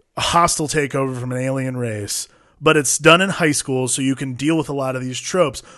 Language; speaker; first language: English; native; English